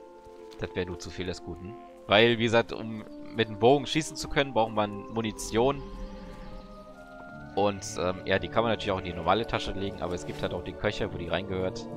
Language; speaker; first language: German; native; German